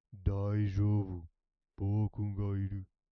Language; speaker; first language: Japanese; non-native, learner; English